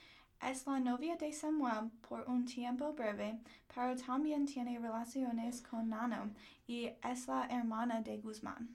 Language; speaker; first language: Spanish; non-native, learner; English